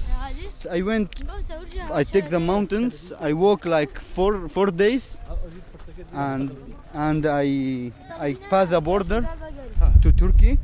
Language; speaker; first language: English; non-native, learner; Arabic